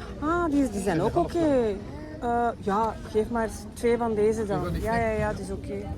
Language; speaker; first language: Dutch; non-native, fluent; Turkish